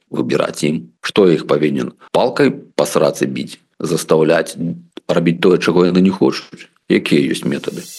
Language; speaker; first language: Belarusian; non-native, local second language; Russian